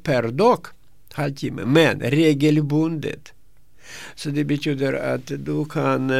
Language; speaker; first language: Swedish; non-native, fluent; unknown